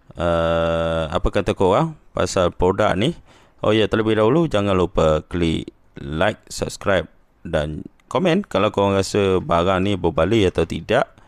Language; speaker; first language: Malay; native; Malay